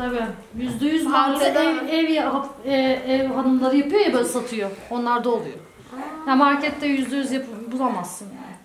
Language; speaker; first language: Turkish; native; Turkish